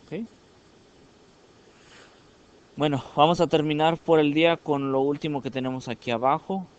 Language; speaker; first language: Spanish; early bilingual, heritage; Spanish